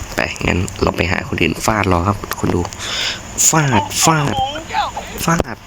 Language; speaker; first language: Thai; native; Thai